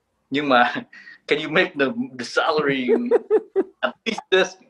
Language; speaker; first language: English; non-native, fluent; Vietnamese